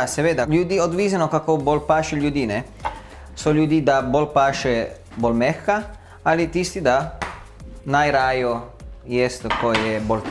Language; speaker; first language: Slovenian; non-native, learner; Italian